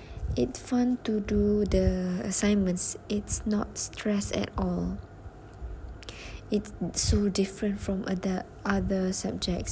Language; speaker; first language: English; non-native, learner; Malay